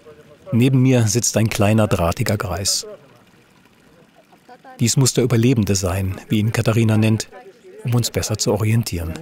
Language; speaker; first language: German; native; German